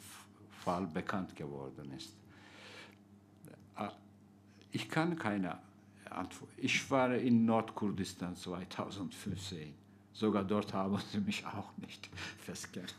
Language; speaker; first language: German; non-native, fluent; Turkish